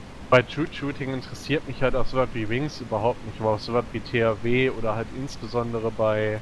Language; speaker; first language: German; native; German